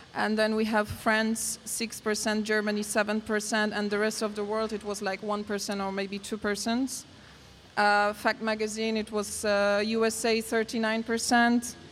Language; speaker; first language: English; non-native, learner; Polish